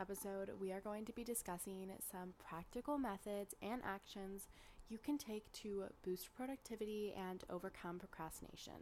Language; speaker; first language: English; native; English